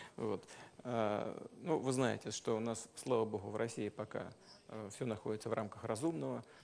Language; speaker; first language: Russian; native; Russian